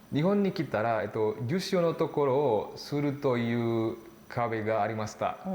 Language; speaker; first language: Japanese; non-native, learner; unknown